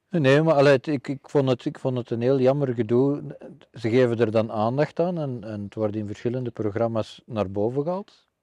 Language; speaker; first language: Dutch; native; Dutch